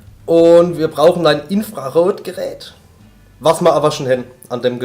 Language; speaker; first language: German; native; German